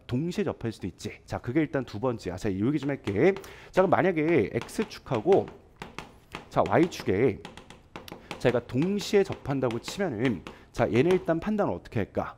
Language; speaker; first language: Korean; native; Korean